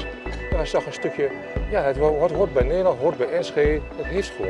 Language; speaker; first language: Dutch; native; Dutch